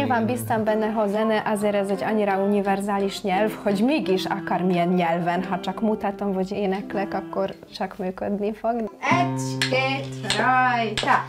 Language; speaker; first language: Hungarian; non-native, fluent; Polish